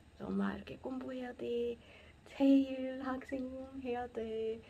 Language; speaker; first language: Korean; non-native, learner; Portuguese